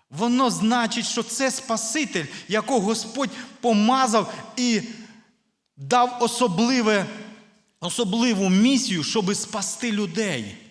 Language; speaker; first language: Ukrainian; non-native, local second language; Russian